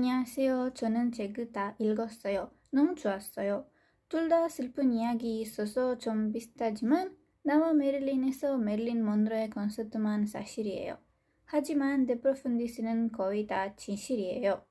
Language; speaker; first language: Korean; non-native, fluent; Romanian